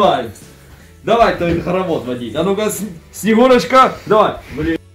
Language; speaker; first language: Russian; native; Russian